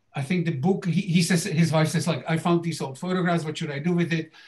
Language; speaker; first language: English; non-native, fluent; Czech